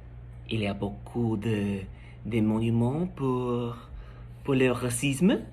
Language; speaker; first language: French; non-native, learner; English